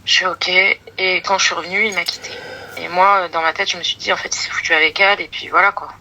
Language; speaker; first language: French; native; French